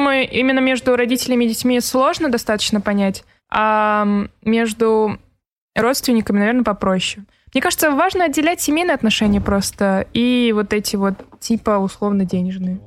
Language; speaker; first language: Russian; native; Russian